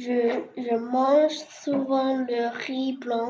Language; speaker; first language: French; non-native, learner; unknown